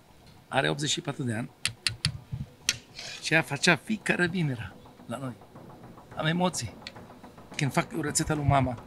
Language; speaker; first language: Romanian; non-native, learner; Arabic